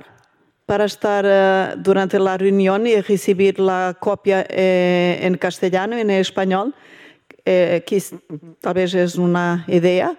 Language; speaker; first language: Spanish; non-native, learner; Portuguese